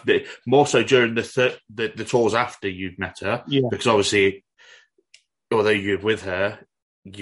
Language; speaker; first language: English; native; English